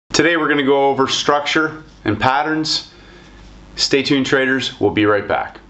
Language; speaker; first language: English; native; English